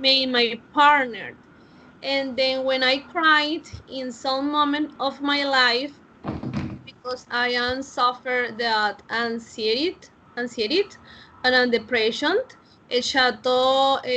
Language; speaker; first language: English; non-native, learner; Spanish